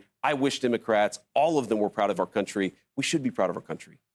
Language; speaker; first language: English; native; English